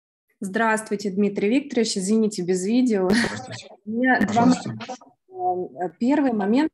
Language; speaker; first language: Russian; native; Russian